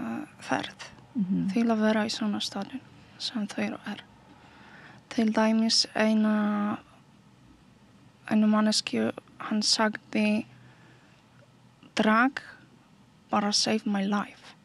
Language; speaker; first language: Icelandic; non-native, learner; Polish